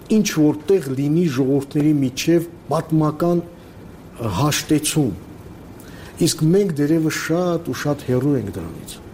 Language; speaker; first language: Armenian; native; Armenian